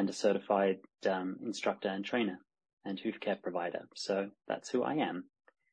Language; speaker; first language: English; native; English